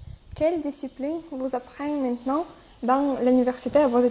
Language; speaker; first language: French; non-native, fluent; Russian